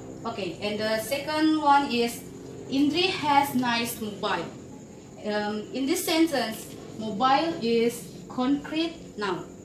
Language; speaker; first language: English; non-native, learner; Indonesian